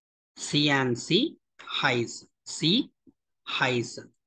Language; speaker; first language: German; non-native, fluent; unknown